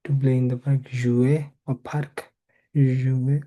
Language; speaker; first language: French; non-native, learner; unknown